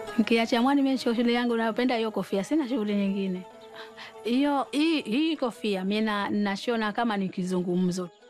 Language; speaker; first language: Swahili; native; Swahili